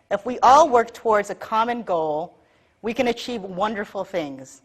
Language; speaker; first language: English; native; English